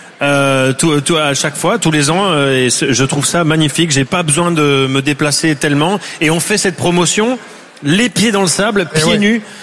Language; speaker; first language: French; native; French